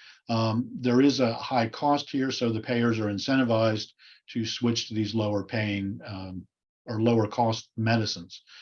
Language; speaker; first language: English; native; English